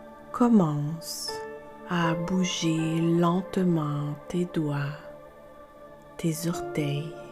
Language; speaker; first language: French; native; French